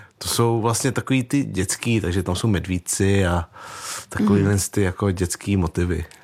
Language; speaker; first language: Czech; early bilingual, other home language; Vietnamese